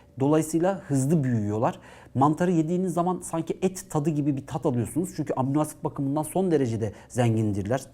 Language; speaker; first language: Turkish; native; Turkish